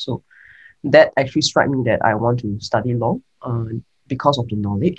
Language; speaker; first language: English; non-native, local second language; Cantonese